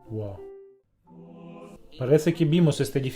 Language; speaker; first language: Spanish; non-native, fluent; Russian